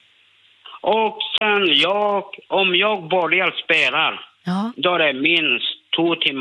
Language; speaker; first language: Swedish; non-native, learner; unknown